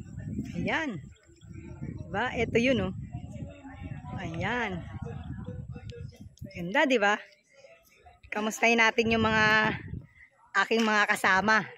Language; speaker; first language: Filipino; native; Filipino